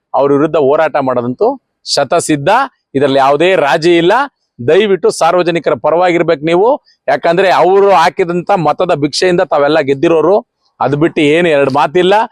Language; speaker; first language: Kannada; native; Kannada